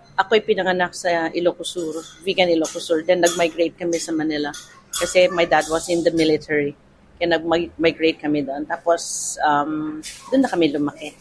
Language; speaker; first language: Filipino; native; Filipino